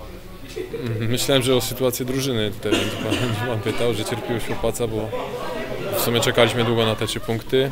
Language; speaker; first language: Polish; native; Polish